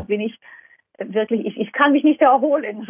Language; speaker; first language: German; non-native, fluent; Hebrew